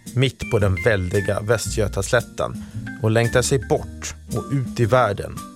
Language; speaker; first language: Swedish; native; Swedish